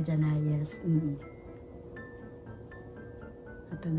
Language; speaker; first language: Japanese; non-native, fluent; Filipino